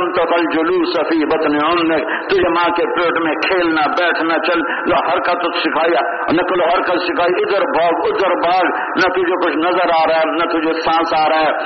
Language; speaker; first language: Urdu; non-native, local second language; Punjabi